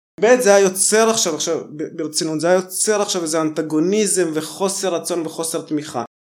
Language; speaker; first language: Hebrew; early bilingual, other home language; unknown